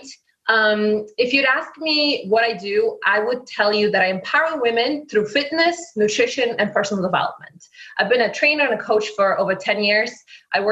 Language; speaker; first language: English; non-native, fluent; Polish